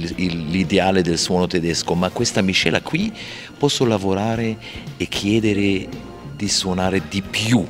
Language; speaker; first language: Italian; non-native, fluent; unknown